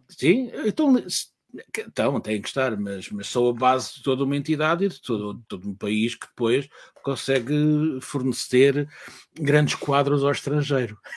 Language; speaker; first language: Portuguese; native; Portuguese